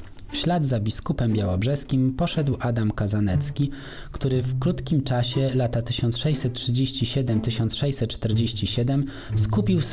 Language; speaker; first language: Polish; native; Polish